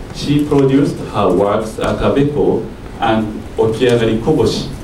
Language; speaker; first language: English; non-native, learner; Japanese